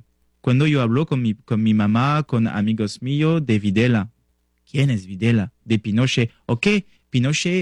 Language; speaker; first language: Spanish; non-native, learner; French